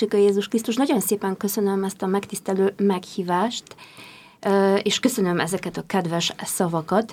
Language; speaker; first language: Hungarian; non-native, fluent; Polish